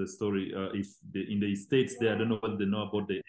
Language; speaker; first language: English; non-native, local second language; Acoli